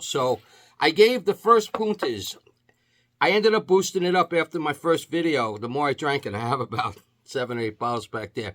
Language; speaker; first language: English; native; English